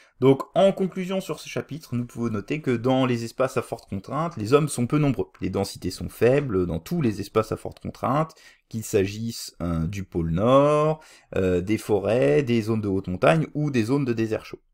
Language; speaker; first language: French; native; French